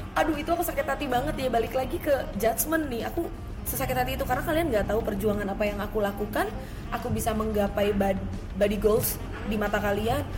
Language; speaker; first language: Indonesian; native; Indonesian